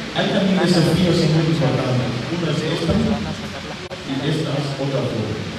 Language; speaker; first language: Spanish; non-native, local second language; German